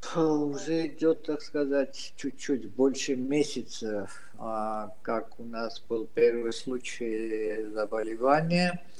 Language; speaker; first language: Russian; non-native, local second language; Georgian